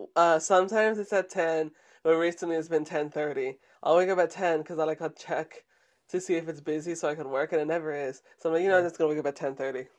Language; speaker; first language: English; early bilingual, other home language; Spanish